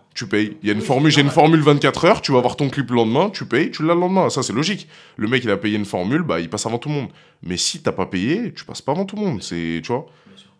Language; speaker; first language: French; native; French